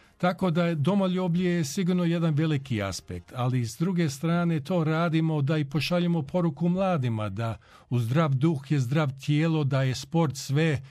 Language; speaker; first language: Croatian; early bilingual, heritage; Croatian